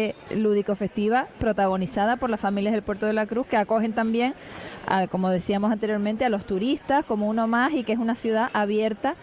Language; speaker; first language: Spanish; native; Spanish